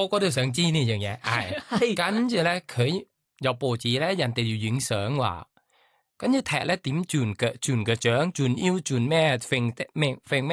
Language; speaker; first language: Cantonese; non-native, learner; Thai